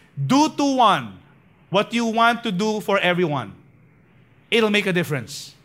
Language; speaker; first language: English; non-native, local second language; Filipino